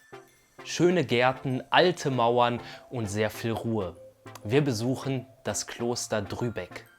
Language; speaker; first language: German; native; German